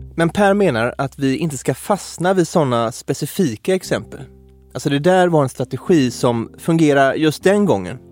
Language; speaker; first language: Swedish; native; Swedish